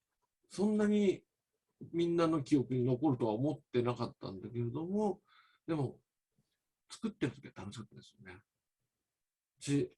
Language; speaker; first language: Japanese; native; Japanese